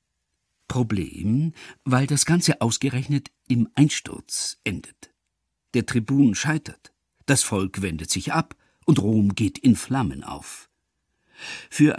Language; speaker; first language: German; native; German